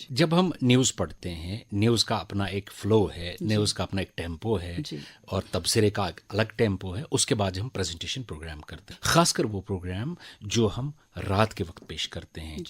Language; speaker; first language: Urdu; non-native, local second language; Kashmiri